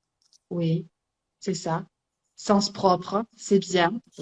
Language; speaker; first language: French; native; French